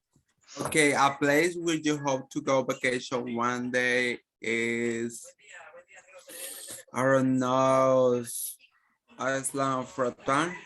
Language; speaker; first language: English; non-native, learner; Spanish